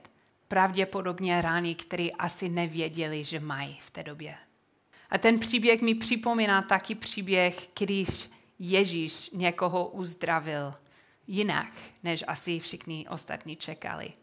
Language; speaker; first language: Czech; non-native, fluent; English